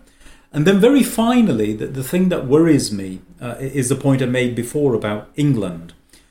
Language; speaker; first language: English; native; English